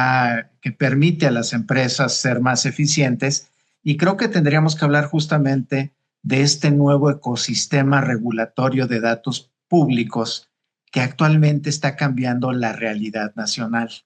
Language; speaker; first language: Spanish; native; Spanish